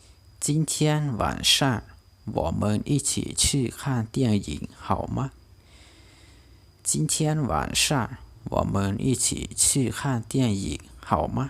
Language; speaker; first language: Chinese; non-native, learner; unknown